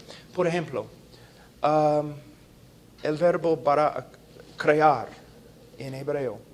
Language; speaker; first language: Spanish; non-native, fluent; English